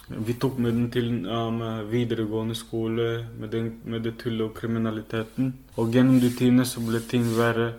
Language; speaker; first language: Norwegian; early bilingual, other home language; Filipino